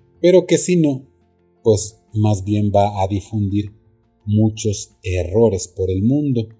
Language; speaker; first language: Spanish; native; Spanish